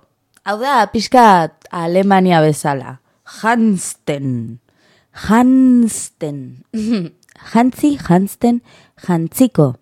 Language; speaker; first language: Basque; non-native, local second language; Spanish